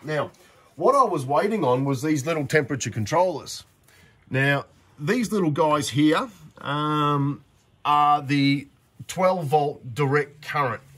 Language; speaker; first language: English; native; English